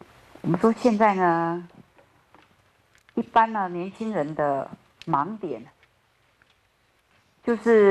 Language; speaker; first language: Chinese; native; Chinese